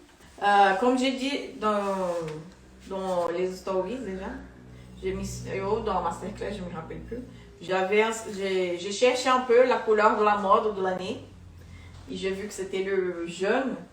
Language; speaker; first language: French; non-native, fluent; Portuguese